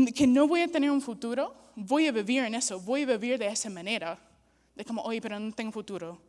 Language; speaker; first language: Spanish; non-native, fluent; English